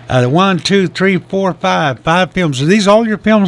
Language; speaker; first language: English; native; English